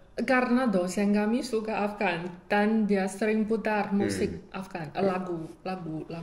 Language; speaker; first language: Indonesian; non-native, fluent; Chinese